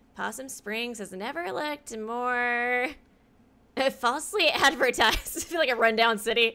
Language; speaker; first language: English; native; English